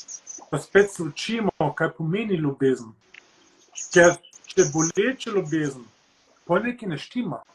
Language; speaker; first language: Slovenian; early bilingual, heritage; Slovenian